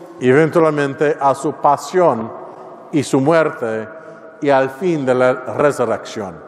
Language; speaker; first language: Spanish; non-native, learner; English